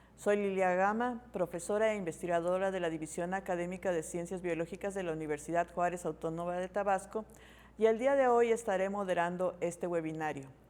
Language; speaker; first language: Spanish; native; Spanish